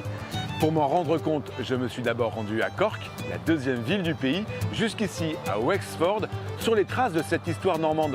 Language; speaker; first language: French; native; French